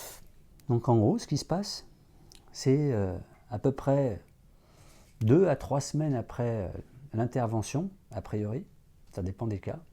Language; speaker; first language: French; native; French